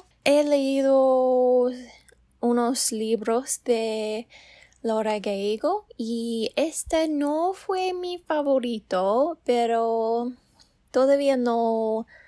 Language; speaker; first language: Spanish; non-native, learner; English